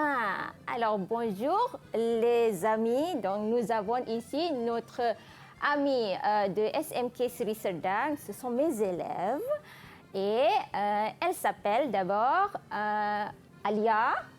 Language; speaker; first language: French; non-native, fluent; Malay